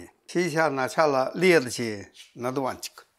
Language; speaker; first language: Russian; non-native, learner; Chinese